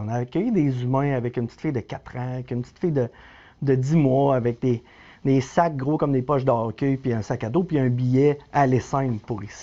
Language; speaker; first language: French; native; French